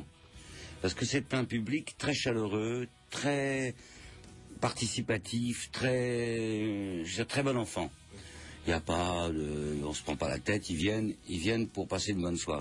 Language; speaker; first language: French; native; French